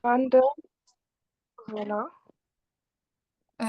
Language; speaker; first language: German; non-native, fluent; French